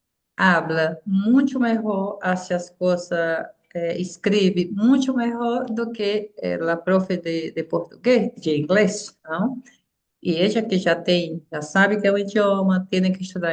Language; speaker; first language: Portuguese; non-native, fluent; Spanish